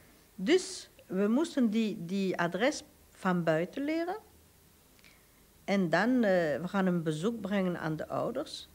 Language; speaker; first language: Dutch; non-native, local second language; French